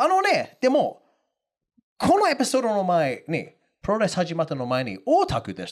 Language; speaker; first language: Japanese; non-native, fluent; English